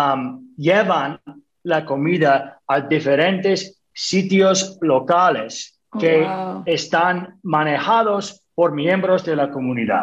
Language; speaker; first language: Spanish; non-native, fluent; English